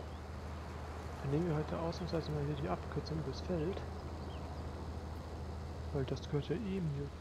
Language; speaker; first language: German; native; German